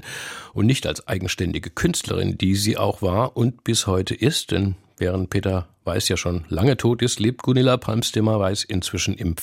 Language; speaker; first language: German; native; German